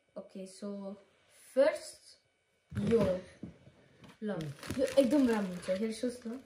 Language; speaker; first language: Nepali; early bilingual, heritage; Nepali